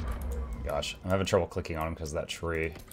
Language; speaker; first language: English; native; English